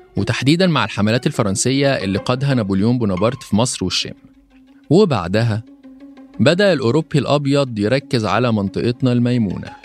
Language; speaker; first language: Arabic; native; Arabic